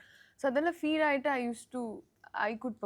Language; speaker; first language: Tamil; non-native, learner; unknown